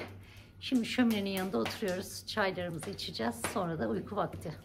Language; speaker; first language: Turkish; native; Turkish